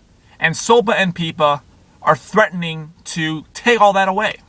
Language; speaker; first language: English; native; English